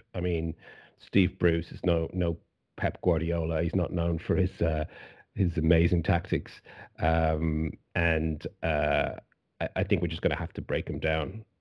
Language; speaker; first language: English; native; English